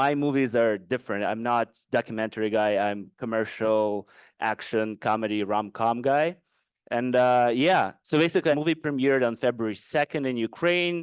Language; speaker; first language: English; non-native, fluent; Ukrainian